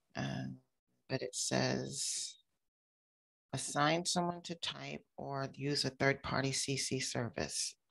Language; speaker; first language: English; native; English